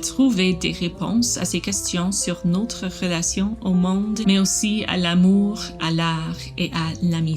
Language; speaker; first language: French; non-native, learner; English